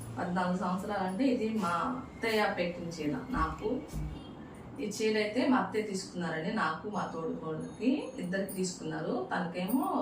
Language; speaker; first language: Telugu; non-native, local second language; Urdu